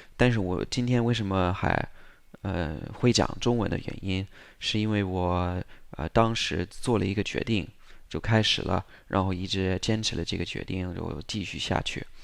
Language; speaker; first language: Chinese; non-native, fluent; English